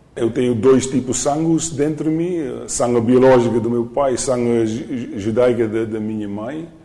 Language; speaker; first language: Portuguese; non-native, learner; Dutch